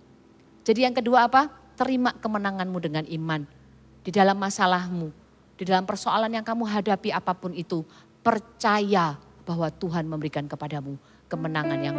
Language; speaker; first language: Indonesian; native; Indonesian